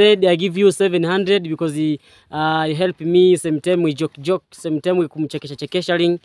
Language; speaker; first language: English; non-native, learner; Swahili